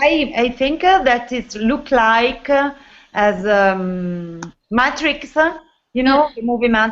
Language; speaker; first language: English; non-native, learner; Italian